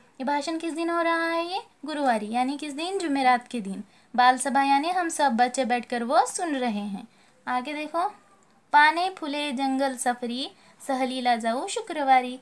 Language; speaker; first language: Urdu; native; Urdu